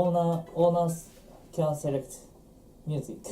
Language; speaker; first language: English; non-native, learner; Japanese